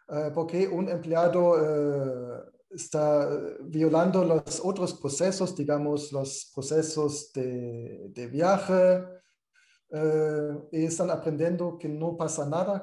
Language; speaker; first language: Spanish; non-native, fluent; German